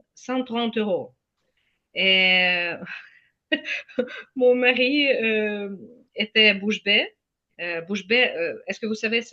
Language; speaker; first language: French; non-native, fluent; Ukrainian